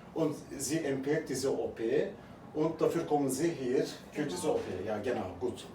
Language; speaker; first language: German; non-native, learner; Turkish